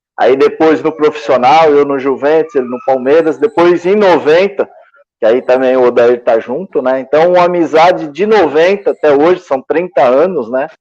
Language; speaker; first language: Portuguese; native; Portuguese